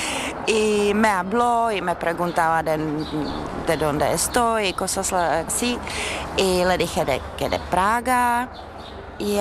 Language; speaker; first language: Spanish; non-native, fluent; Czech